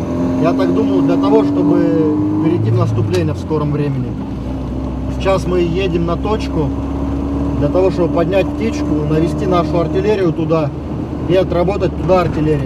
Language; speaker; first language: Russian; native; Russian